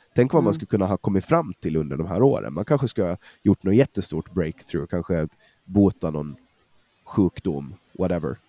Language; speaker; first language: Swedish; non-native, fluent; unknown